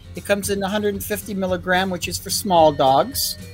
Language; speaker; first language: English; native; English